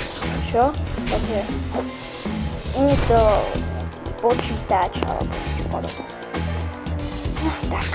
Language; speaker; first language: Slovak; non-native, learner; Ukrainian